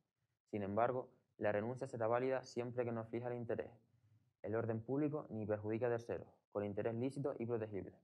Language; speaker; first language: Spanish; native; Spanish